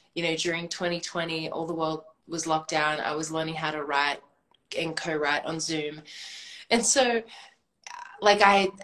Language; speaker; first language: English; native; English